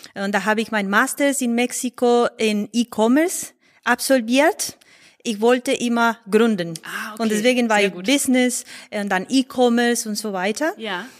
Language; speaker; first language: German; non-native, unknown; Spanish